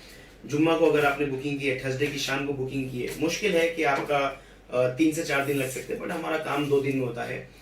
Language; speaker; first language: Hindi; native; Hindi